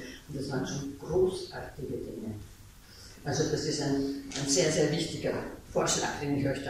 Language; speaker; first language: German; native; German